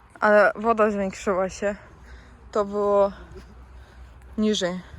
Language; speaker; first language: Polish; non-native, learner; Ukrainian